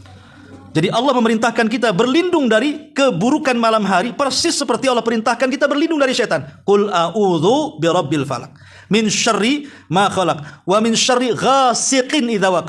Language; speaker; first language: Indonesian; native; Indonesian